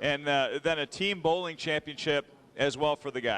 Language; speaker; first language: English; native; English